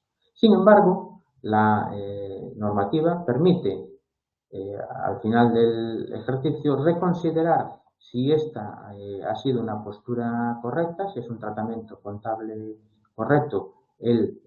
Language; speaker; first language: Spanish; native; Spanish